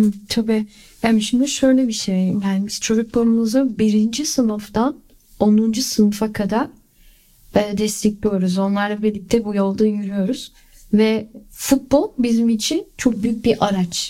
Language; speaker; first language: Turkish; early bilingual, other home language; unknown